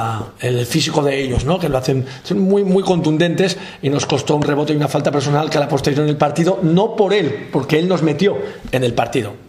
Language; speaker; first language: Spanish; native; Spanish